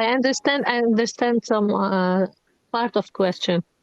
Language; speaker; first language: English; non-native, learner; Arabic